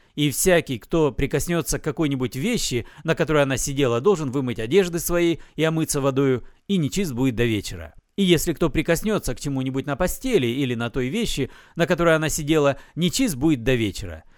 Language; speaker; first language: Russian; native; Russian